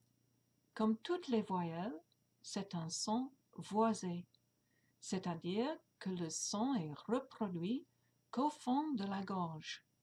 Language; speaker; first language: French; non-native, fluent; English